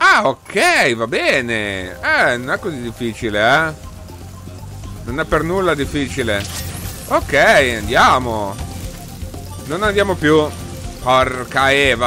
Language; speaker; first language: Italian; native; Italian